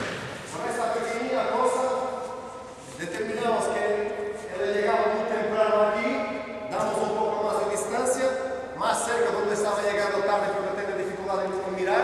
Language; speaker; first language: Spanish; non-native, learner; Portuguese